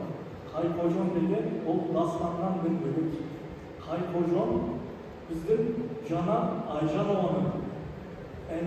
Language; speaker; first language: Kazakh; early bilingual, heritage; Kazakh